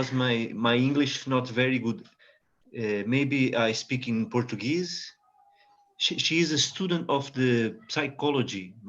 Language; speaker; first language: English; non-native, learner; Portuguese